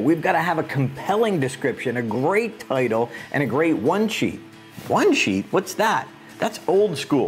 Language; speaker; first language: English; native; English